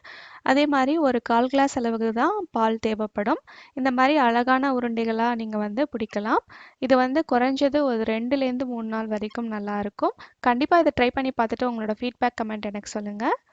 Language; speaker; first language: Tamil; native; Tamil